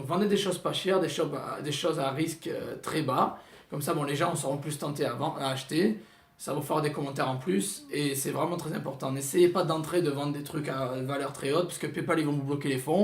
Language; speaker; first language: French; native; French